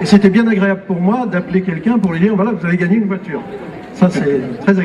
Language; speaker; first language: French; native; French